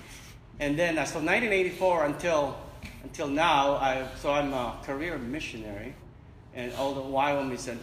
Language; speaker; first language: English; non-native, local second language; Filipino